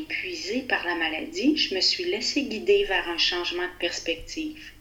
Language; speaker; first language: French; native; French